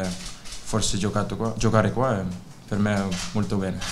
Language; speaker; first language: Italian; non-native, learner; Dutch